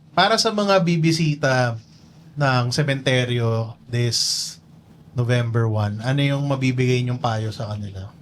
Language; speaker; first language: Filipino; native; Filipino